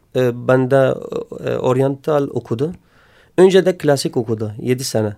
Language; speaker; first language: Turkish; non-native, learner; Kurdish